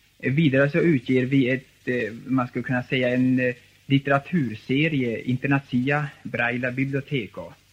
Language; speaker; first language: Swedish; native; Swedish